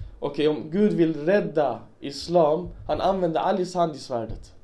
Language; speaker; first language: Swedish; early bilingual, other home language; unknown